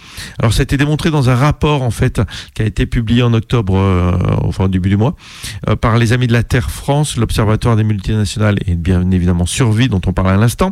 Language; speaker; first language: French; native; French